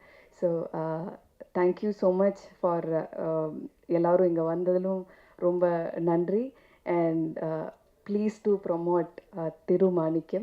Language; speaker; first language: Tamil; non-native, learner; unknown